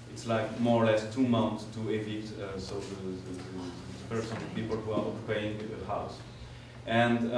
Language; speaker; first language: English; non-native, fluent; French